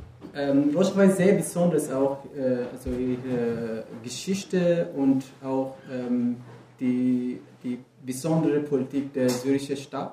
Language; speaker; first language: German; non-native, fluent; Kurdish